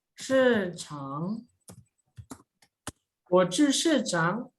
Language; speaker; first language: Chinese; non-native, fluent; Indonesian